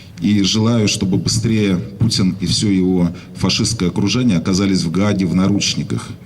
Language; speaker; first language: Russian; native; Russian